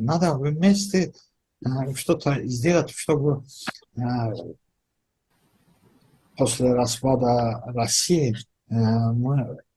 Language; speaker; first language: Russian; non-native, fluent; Azerbaijani